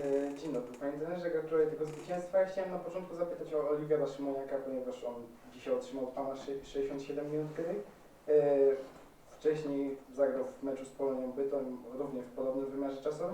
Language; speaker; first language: Polish; native; Polish